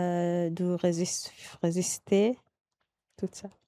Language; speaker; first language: French; non-native, learner; Arabic